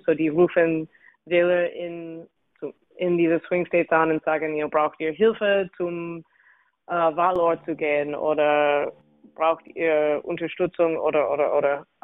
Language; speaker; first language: German; non-native, fluent; English